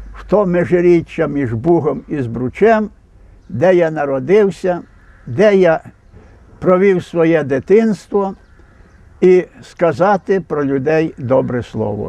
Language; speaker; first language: Ukrainian; native; Ukrainian